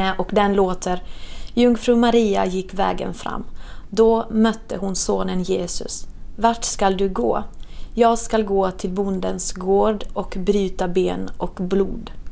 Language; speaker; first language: Swedish; non-native, fluent; Italian